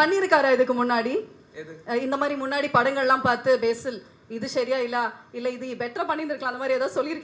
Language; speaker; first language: Tamil; native; Tamil